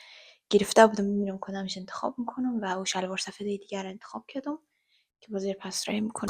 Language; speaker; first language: Persian; early bilingual, heritage; Persian